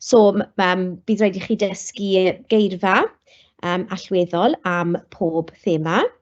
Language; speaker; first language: Welsh; non-native, local second language; English